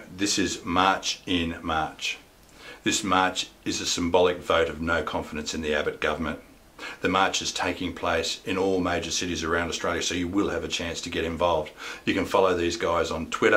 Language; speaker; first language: English; native; English